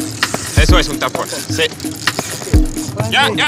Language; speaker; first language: Spanish; non-native, learner; French